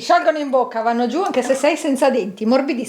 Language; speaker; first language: Italian; native; Italian